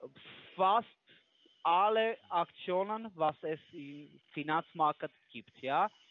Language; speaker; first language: German; non-native, learner; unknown